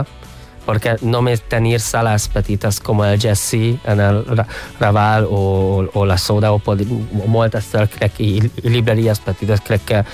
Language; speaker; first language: Catalan; non-native, fluent; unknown